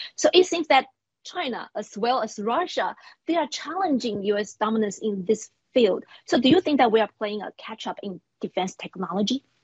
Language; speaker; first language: English; non-native, fluent; Chinese